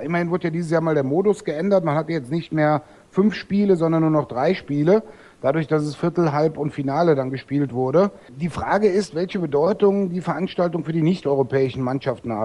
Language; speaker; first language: German; native; German